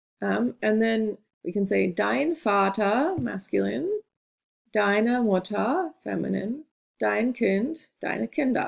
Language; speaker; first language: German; non-native, fluent; English